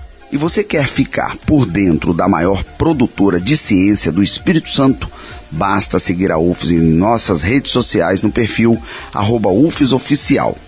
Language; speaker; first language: Portuguese; native; Portuguese